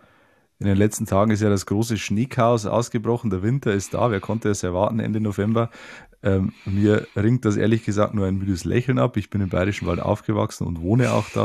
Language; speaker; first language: German; native; German